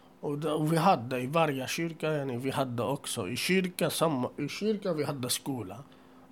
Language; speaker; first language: Swedish; non-native, learner; Assyrian Neo-Aramaic